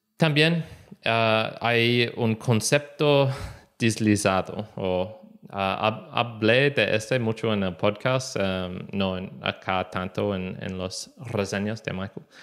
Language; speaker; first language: Spanish; non-native, learner; English